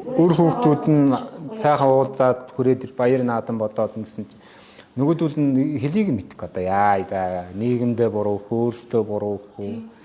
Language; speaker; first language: Mongolian; non-native, local second language; Kazakh